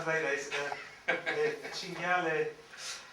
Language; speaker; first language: English; native; English